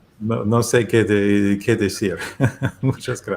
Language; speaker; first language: Spanish; non-native, learner; German